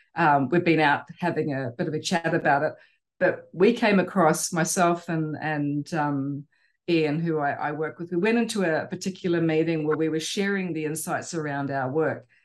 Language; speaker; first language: English; native; English